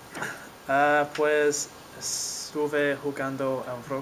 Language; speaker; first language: Spanish; non-native, learner; English